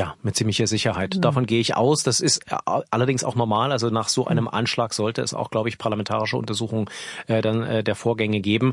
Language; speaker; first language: German; native; German